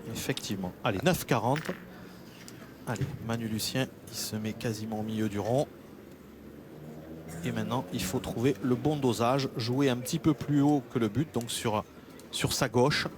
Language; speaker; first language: French; native; French